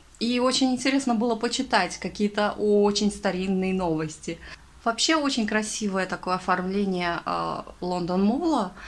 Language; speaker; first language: Russian; native; Russian